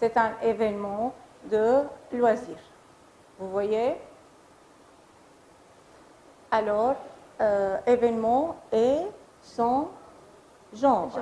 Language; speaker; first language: French; non-native, fluent; Arabic